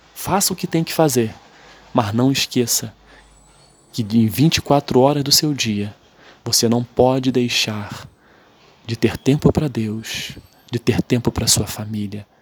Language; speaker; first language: Portuguese; native; Portuguese